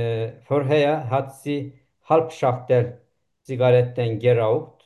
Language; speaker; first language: German; non-native, learner; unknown